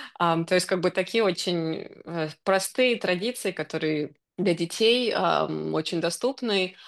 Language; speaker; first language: Russian; native; Russian